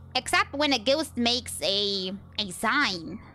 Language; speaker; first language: English; non-native, fluent; German